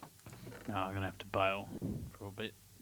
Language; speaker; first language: English; native; English